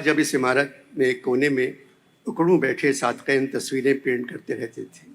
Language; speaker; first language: Urdu; native; Urdu